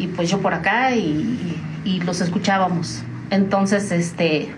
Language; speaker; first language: Spanish; native; Spanish